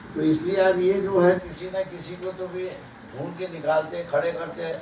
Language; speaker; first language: Hindi; non-native, local second language; Marathi